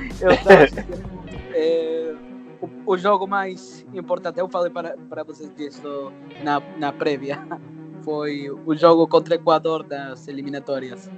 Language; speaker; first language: Portuguese; non-native, fluent; Spanish